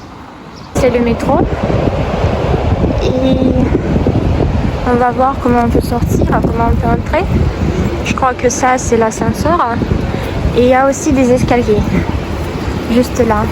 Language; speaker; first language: French; non-native, fluent; Russian